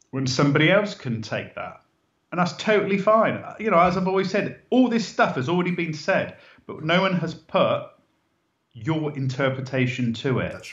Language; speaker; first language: English; native; English